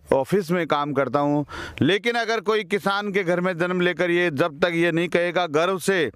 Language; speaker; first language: Hindi; native; Hindi